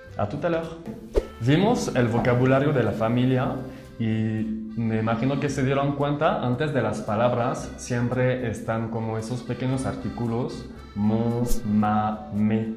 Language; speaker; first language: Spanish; non-native, fluent; French